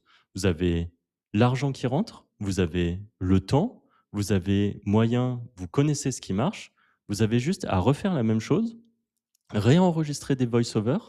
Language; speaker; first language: French; native; French